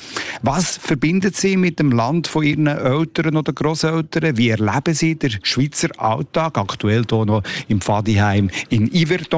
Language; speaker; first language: German; native; German